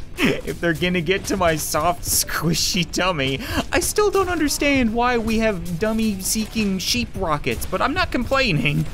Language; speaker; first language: English; native; English